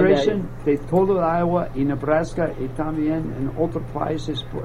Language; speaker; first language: Spanish; non-native, learner; English